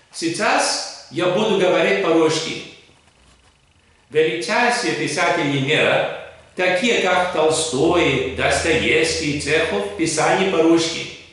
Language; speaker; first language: Russian; non-native, learner; Greek